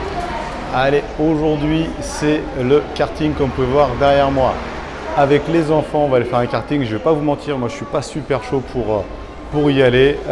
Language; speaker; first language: French; early bilingual, other home language; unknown